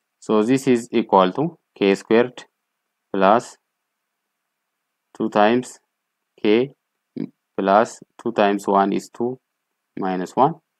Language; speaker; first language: English; non-native, local second language; Amharic